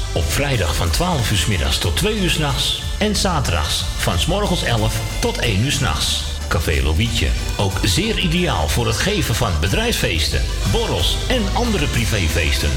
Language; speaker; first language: Dutch; native; Dutch